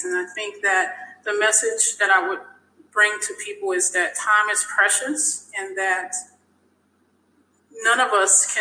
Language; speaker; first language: English; native; English